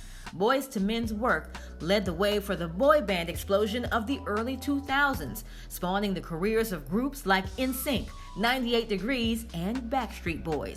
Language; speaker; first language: English; native; English